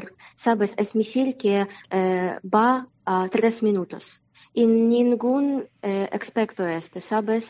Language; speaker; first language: Spanish; non-native, learner; Ukrainian